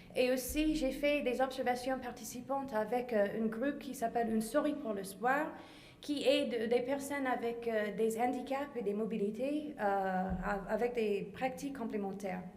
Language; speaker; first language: French; non-native, fluent; English